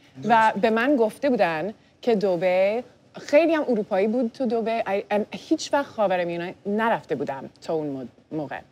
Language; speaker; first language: Persian; early bilingual, heritage; Persian